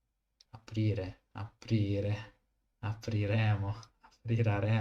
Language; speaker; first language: Italian; non-native, learner; English